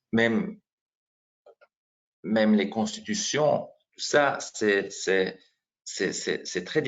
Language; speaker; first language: French; non-native, fluent; Slovenian